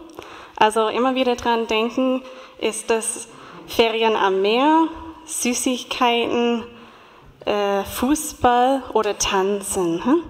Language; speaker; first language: German; non-native, fluent; English